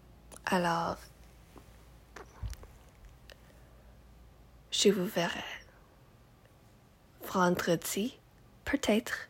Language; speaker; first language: French; non-native, local second language; English